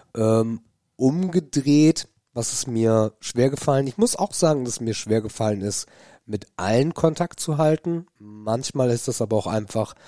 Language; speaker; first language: German; native; German